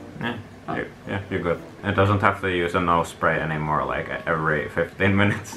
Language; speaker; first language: English; non-native, fluent; Finnish